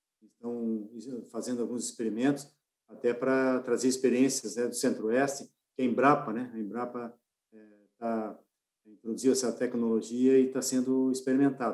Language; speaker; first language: Portuguese; native; Portuguese